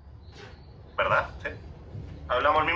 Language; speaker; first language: Spanish; native; Spanish